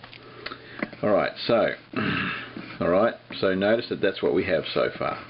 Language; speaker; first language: English; native; English